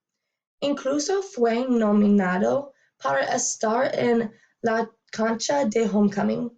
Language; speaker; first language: Spanish; non-native, learner; English